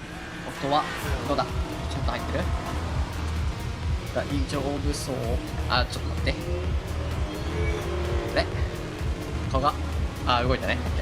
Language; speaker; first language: Japanese; native; Japanese